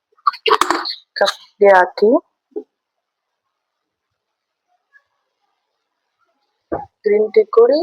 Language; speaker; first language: Kannada; non-native, learner; Hindi